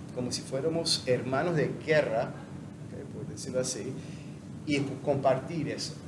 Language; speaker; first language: Spanish; non-native, fluent; English